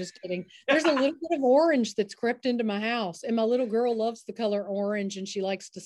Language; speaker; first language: English; native; English